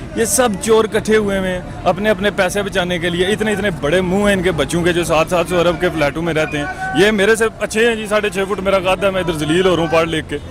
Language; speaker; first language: Urdu; non-native, local second language; Pahari-Potwari